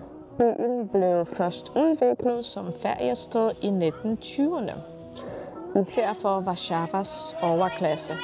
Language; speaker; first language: Danish; non-native, fluent; Polish